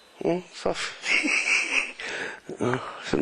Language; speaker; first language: French; non-native, local second language; Arabic